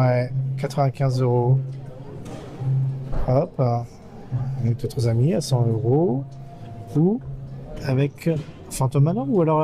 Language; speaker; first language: French; native; French